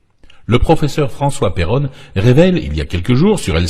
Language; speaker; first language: French; native; French